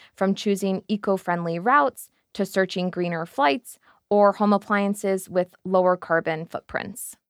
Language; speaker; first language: English; native; English